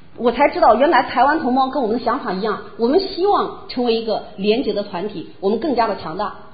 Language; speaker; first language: Chinese; native; Chinese